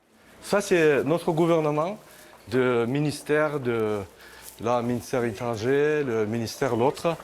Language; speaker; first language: French; non-native, fluent; Turkmen